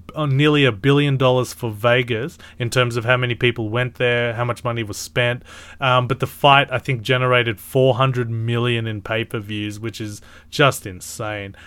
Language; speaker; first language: English; early bilingual, other home language; Filipino